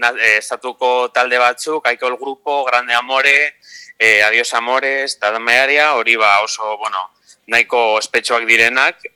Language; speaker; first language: Basque; non-native, local second language; Spanish